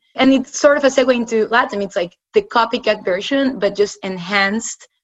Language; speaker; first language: English; non-native, fluent; Spanish